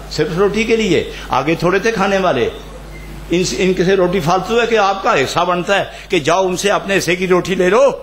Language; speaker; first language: Urdu; non-native, local second language; Punjabi